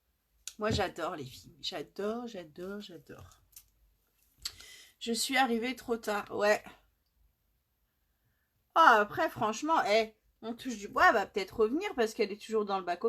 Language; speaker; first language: French; native; French